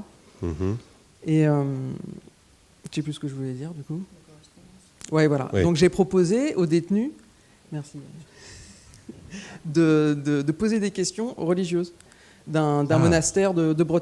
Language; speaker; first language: French; native; French